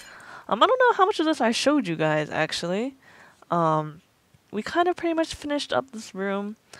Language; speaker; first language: English; native; English